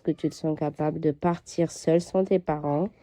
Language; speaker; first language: French; non-native, fluent; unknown